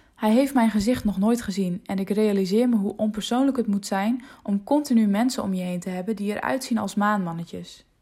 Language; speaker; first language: Dutch; non-native, local second language; Western Frisian